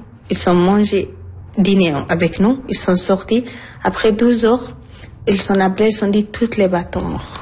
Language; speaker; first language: French; non-native, learner; Arabic